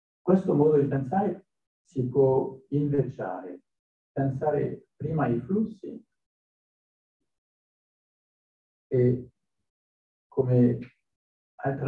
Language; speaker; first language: Italian; non-native, learner; French